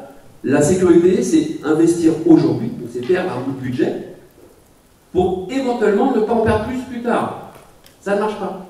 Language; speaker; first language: French; native; French